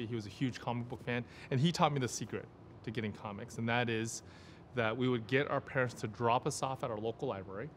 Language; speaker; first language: English; native; English